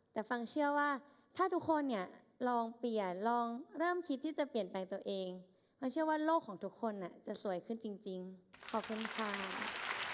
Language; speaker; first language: Thai; native; Thai